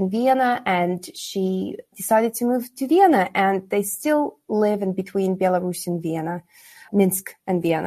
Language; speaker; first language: English; non-native, fluent; Kazakh